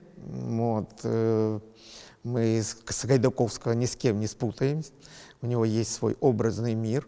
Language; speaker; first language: Russian; native; Russian